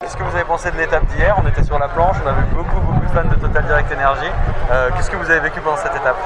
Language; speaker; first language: French; native; French